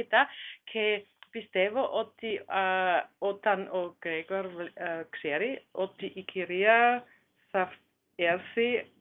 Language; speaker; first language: Greek; non-native, learner; German